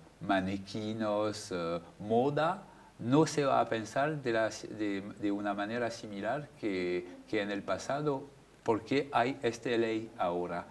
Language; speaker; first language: Spanish; non-native, fluent; French